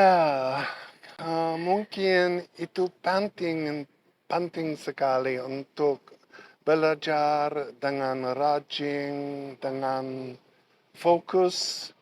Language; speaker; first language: Indonesian; non-native, learner; English